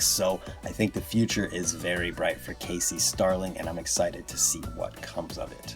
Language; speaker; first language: English; native; English